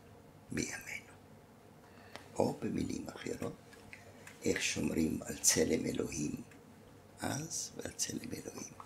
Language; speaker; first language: Hebrew; non-native, fluent; German